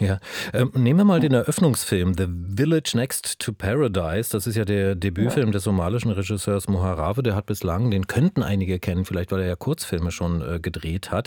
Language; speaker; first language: German; native; German